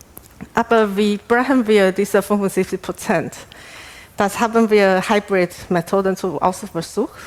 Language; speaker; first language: German; non-native, learner; Chinese